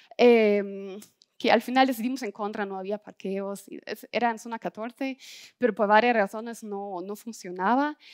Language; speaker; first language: Spanish; non-native, fluent; German